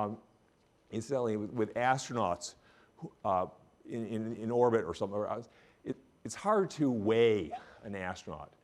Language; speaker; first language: English; native; English